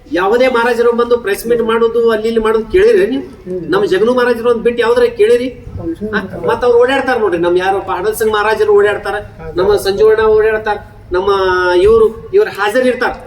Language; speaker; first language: Kannada; non-native, local second language; Lambadi